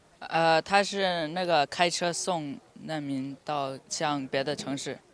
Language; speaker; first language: Chinese; early bilingual, heritage; English